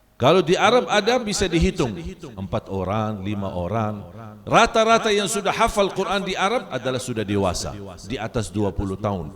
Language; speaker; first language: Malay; non-native, fluent; Arabic